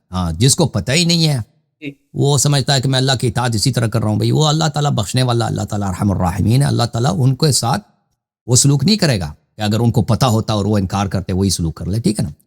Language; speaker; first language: Urdu; native; Urdu